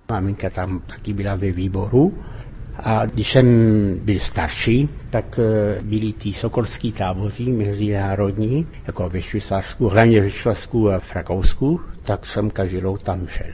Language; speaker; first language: Czech; early bilingual, heritage; French